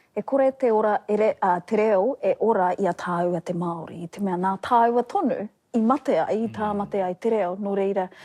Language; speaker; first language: Māori; native; Māori